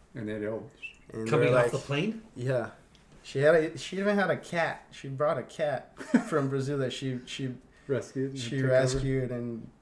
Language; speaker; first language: English; non-native, fluent; Portuguese